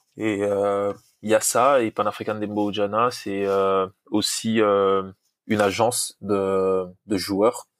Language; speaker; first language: French; non-native, local second language; Lingala